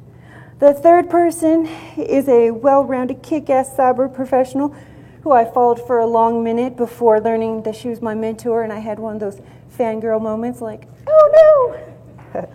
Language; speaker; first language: English; native; English